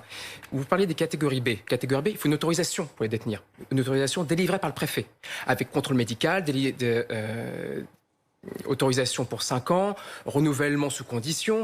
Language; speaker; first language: French; native; French